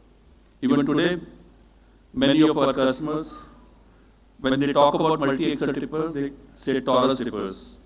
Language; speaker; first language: English; non-native, local second language; Hindi